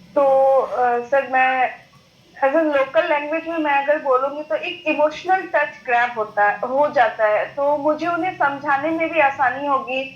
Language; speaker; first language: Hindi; non-native, local second language; Bangla